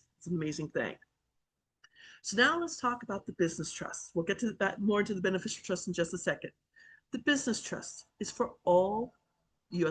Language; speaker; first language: English; native; English